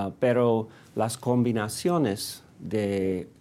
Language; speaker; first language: Spanish; non-native, fluent; English